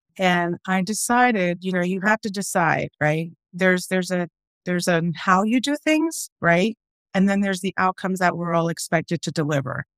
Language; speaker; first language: English; early bilingual, other home language; Spanish